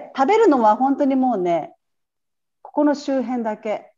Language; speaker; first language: Japanese; native; Japanese